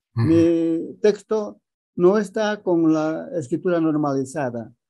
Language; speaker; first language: Spanish; early bilingual, other home language; Aymara